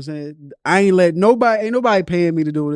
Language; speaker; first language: English; native; English